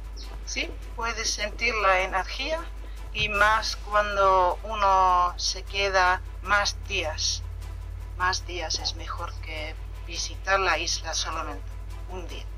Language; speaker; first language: Spanish; non-native, fluent; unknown